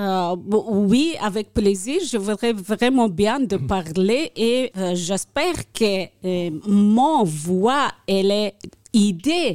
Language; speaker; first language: French; non-native, learner; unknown